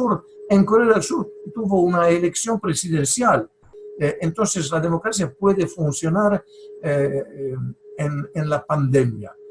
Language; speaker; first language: Spanish; non-native, fluent; Italian